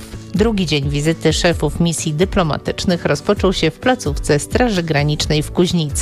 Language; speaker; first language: Polish; native; Polish